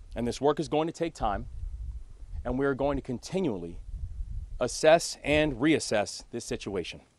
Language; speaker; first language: English; native; English